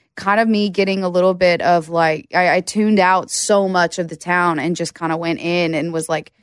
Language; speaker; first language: English; native; English